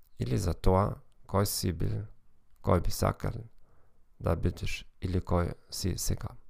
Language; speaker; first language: Macedonian; non-native, learner; German